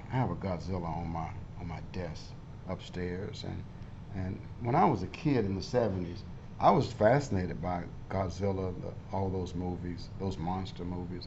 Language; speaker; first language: English; native; English